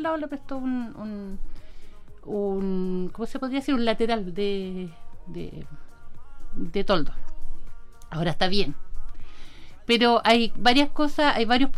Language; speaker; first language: Spanish; native; Spanish